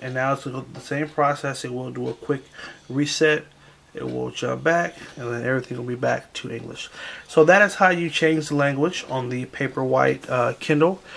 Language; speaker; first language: English; native; English